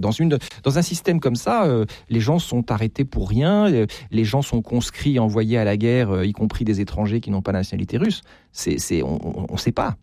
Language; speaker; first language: French; native; French